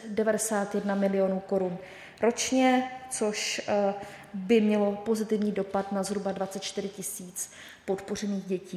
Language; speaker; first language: Czech; native; Czech